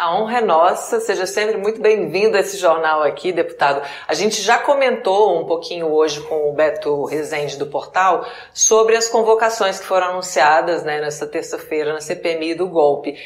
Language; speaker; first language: Portuguese; native; Portuguese